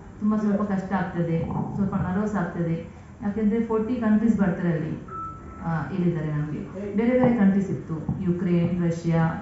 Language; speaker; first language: Kannada; non-native, local second language; Tulu